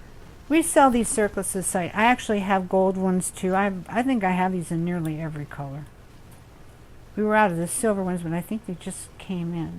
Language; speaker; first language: English; native; English